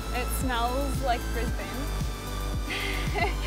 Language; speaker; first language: English; native; English